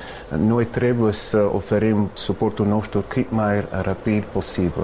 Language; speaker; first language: Romanian; non-native, fluent; English